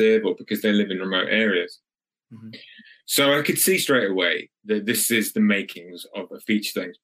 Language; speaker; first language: English; native; English